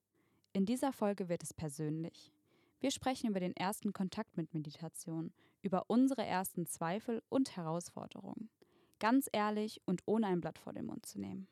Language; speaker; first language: German; native; German